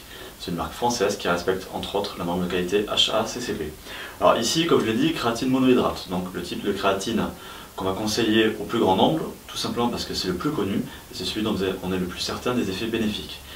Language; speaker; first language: French; native; French